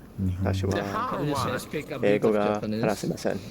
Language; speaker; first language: Japanese; non-native, learner; English